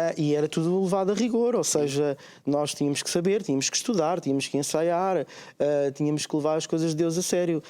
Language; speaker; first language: Portuguese; native; Portuguese